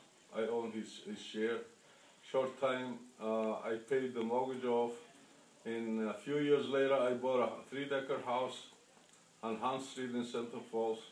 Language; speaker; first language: English; non-native, fluent; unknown